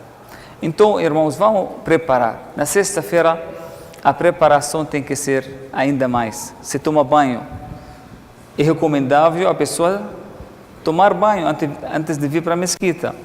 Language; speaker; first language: Portuguese; non-native, fluent; Arabic